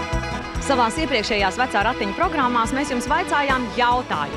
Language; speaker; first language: Latvian; native; Latvian